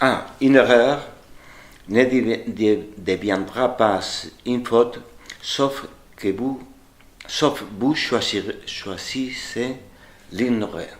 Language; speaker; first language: French; non-native, fluent; Spanish